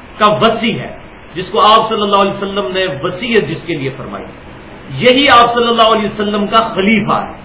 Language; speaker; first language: Urdu; non-native, local second language; Punjabi